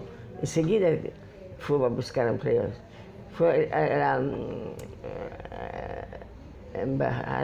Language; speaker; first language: Spanish; non-native, fluent; Polish